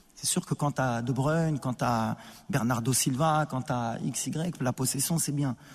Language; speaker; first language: French; early bilingual, other home language; Arabic